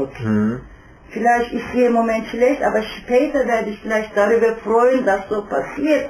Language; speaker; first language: German; non-native, fluent; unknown